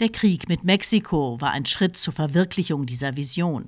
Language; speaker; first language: German; native; German